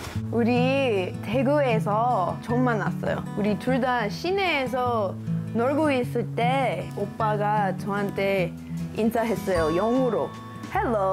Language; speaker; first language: Korean; non-native, learner; English